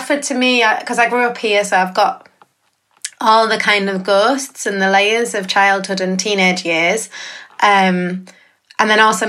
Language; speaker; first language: English; native; English